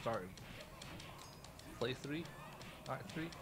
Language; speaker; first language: English; native; English